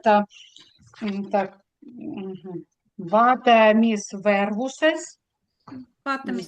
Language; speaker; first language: Estonian; non-native, learner; Russian